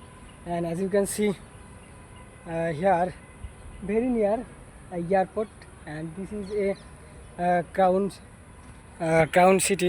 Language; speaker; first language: English; non-native, learner; Bangla